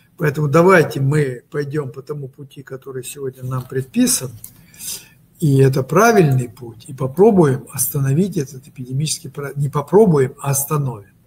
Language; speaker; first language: Russian; native; Russian